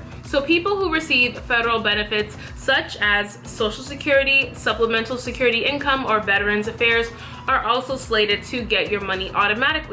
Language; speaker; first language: English; native; English